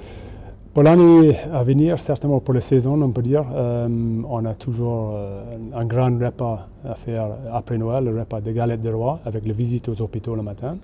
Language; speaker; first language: French; non-native, fluent; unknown